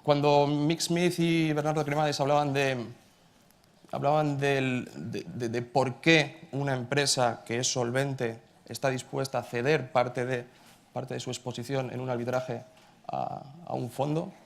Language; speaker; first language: Spanish; native; Spanish